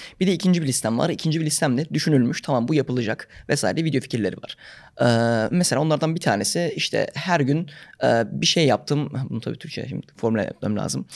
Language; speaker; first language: Turkish; native; Turkish